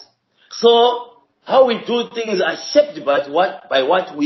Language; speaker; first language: English; non-native, local second language; Shona